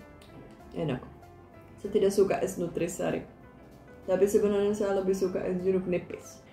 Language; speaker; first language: Indonesian; non-native, fluent; Czech